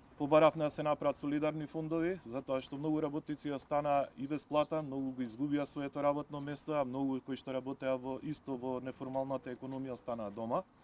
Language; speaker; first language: Macedonian; native; Macedonian